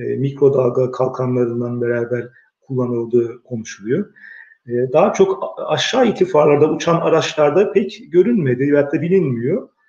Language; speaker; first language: Turkish; early bilingual, heritage; Turkish